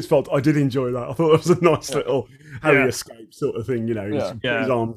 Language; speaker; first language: English; native; English